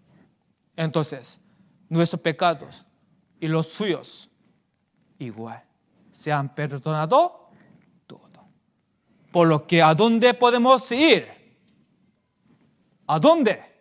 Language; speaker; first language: Spanish; non-native, fluent; Korean